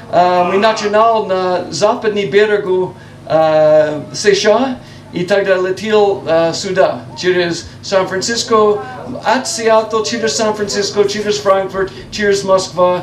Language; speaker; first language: Russian; non-native, learner; English